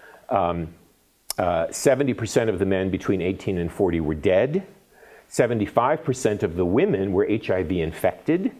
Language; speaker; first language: English; native; English